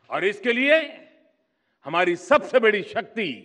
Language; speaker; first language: Hindi; non-native, local second language; Gujarati